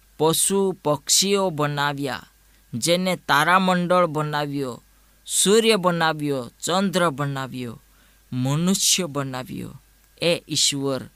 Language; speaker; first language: Gujarati; non-native, local second language; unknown